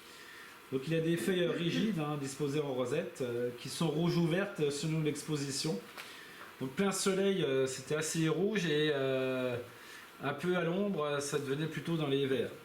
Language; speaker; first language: French; native; French